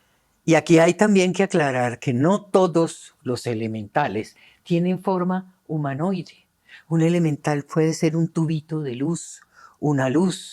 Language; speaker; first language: Spanish; native; Spanish